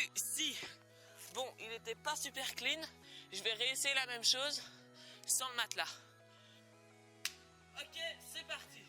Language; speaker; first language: French; native; French